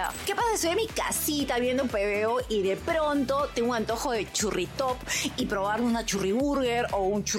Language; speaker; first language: Spanish; native; Spanish